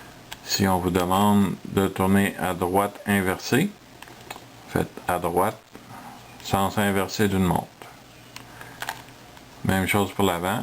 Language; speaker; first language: French; native; French